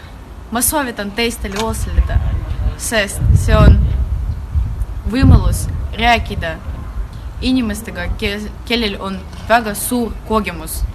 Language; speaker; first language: Estonian; non-native, local second language; Russian